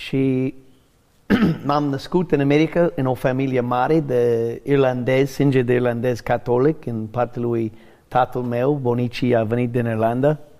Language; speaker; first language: Romanian; non-native, learner; English